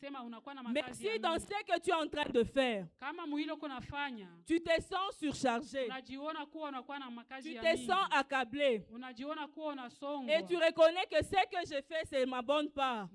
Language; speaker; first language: French; non-native, local second language; Swahili